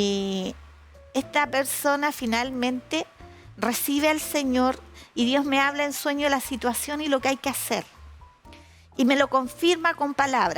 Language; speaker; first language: Spanish; native; Spanish